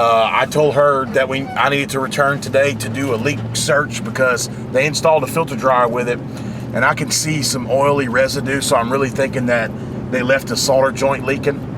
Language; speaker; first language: English; native; English